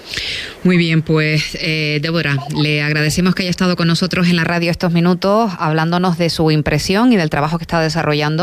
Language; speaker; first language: Spanish; native; Spanish